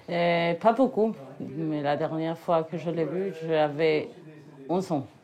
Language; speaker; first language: French; non-native, learner; Spanish